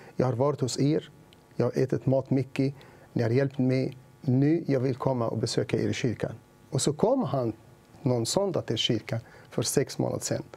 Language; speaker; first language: Swedish; non-native, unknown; Arabic